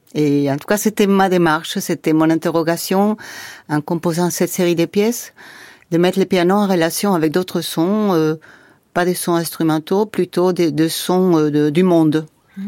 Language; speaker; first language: French; non-native, fluent; Spanish